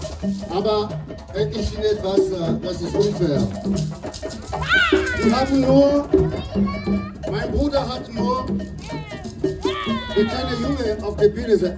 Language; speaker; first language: German; non-native, learner; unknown